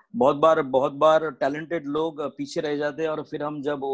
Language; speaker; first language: Hindi; non-native, local second language; Marathi